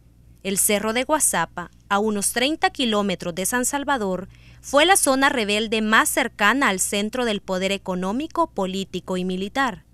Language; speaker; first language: Spanish; native; Spanish